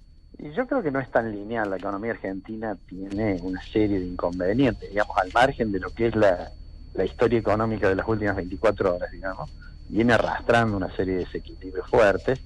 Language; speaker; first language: Spanish; native; Spanish